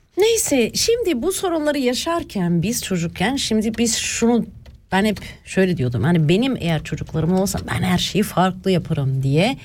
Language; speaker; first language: Turkish; early bilingual, heritage; Turkish